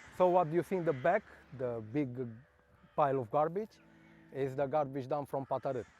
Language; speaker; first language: English; non-native, fluent; Romanian